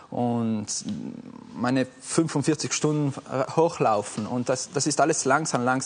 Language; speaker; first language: German; non-native, fluent; Italian